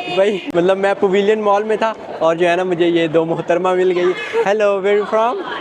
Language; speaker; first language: Urdu; native; Urdu